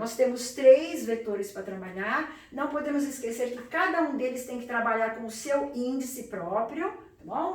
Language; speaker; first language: Portuguese; native; Portuguese